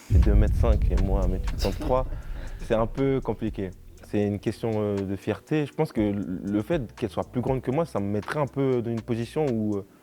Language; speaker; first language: French; native; French